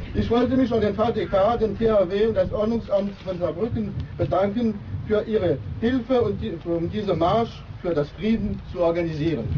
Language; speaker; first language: German; non-native, learner; French